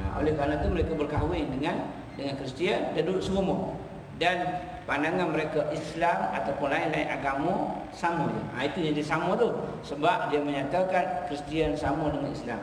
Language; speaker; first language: Malay; native; Malay